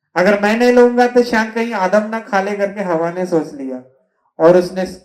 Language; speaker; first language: Hindi; non-native, local second language; Telugu